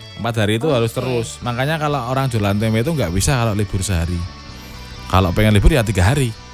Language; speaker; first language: Indonesian; non-native, local second language; Javanese